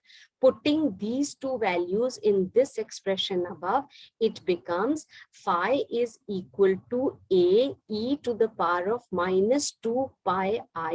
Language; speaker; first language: English; non-native, local second language; Hindi